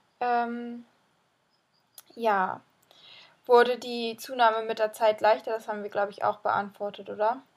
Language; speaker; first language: German; native; German